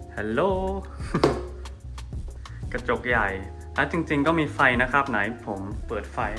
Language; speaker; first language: Thai; non-native, fluent; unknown